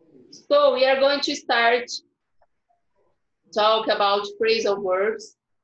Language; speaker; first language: English; non-native, fluent; Portuguese